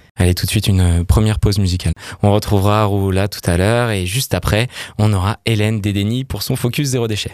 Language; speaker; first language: French; native; French